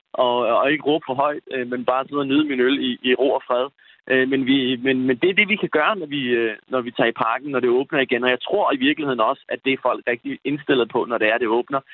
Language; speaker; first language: Danish; early bilingual, other home language; Persian